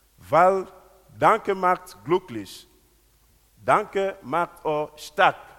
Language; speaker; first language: German; non-native, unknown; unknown